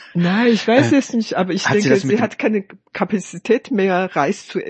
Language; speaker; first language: German; non-native, fluent; Chinese